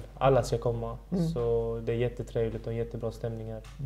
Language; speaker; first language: Swedish; early bilingual, other home language; Persian